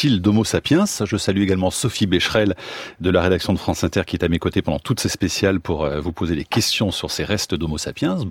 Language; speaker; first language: French; native; French